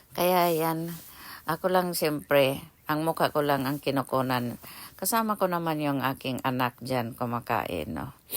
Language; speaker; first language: Filipino; native; Filipino